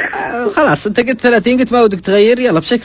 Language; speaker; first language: Arabic; native; Arabic